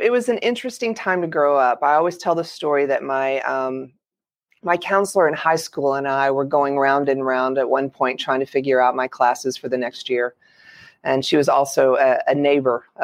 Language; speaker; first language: English; native; English